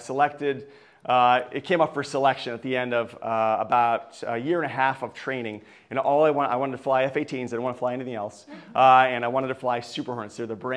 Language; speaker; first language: English; native; English